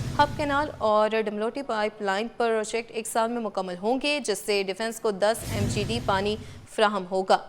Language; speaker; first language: Urdu; native; Urdu